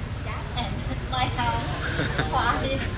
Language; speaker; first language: English; non-native, local second language; Vietnamese